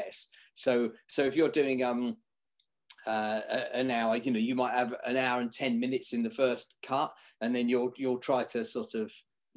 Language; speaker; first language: English; native; English